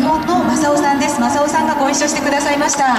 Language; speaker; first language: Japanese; native; Japanese